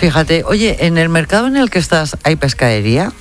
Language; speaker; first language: Spanish; native; Spanish